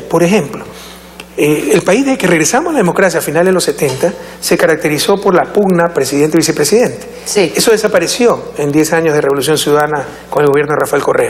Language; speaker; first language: Spanish; native; Spanish